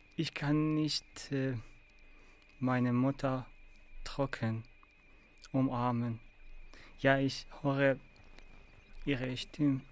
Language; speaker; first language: German; non-native, learner; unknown